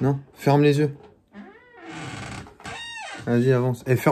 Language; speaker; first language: French; native; French